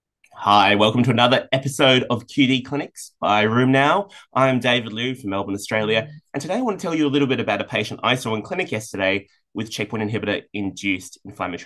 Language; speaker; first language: English; native; English